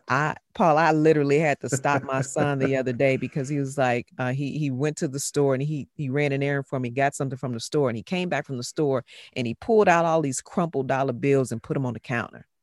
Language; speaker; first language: English; native; English